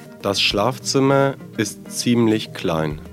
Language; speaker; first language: German; non-native, learner; Russian